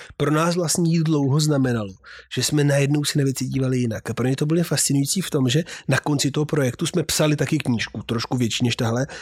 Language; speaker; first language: Czech; non-native, fluent; Italian